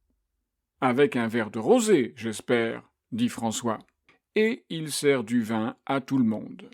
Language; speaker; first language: French; native; French